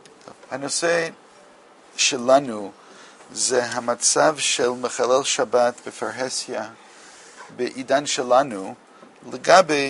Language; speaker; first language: Hebrew; non-native, fluent; English